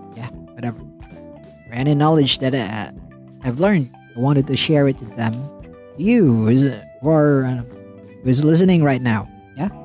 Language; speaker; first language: English; non-native, local second language; Filipino